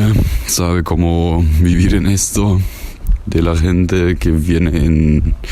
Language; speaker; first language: Spanish; non-native, fluent; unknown